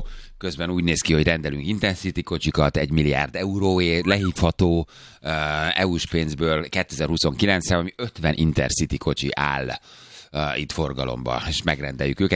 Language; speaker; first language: Hungarian; native; Hungarian